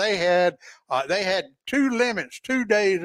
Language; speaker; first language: English; native; English